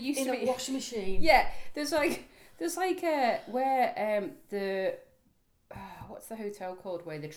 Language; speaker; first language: English; native; English